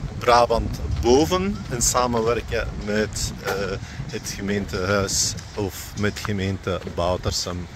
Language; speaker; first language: Dutch; non-native, fluent; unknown